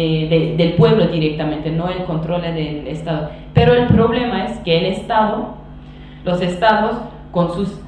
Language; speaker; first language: Spanish; non-native, fluent; Kurdish